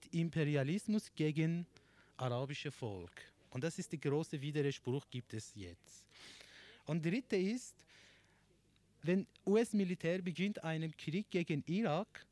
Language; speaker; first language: German; non-native, learner; Persian